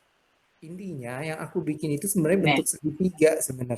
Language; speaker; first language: Indonesian; native; Indonesian